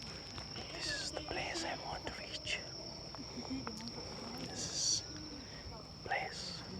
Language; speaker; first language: English; non-native, local second language; Urdu